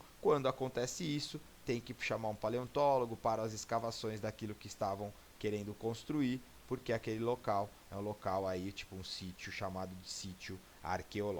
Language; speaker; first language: Portuguese; native; Portuguese